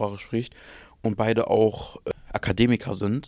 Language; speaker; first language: German; early bilingual, other home language; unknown